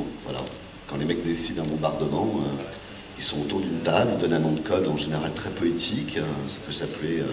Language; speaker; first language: French; native; French